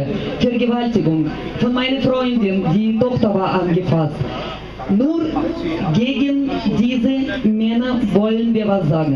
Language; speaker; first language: German; non-native, fluent; Russian